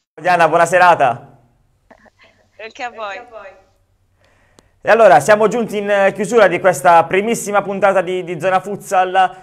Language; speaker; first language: Italian; native; Italian